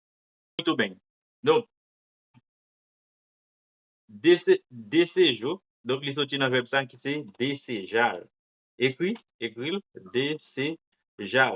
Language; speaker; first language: French; non-native, local second language; Haitian Creole